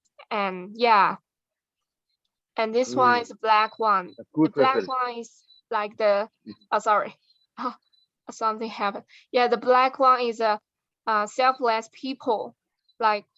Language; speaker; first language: English; non-native, learner; Chinese